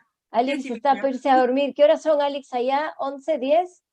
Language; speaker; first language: Spanish; native; Spanish